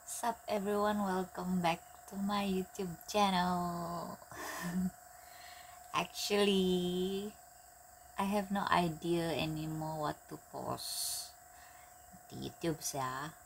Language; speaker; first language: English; non-native, local second language; Malay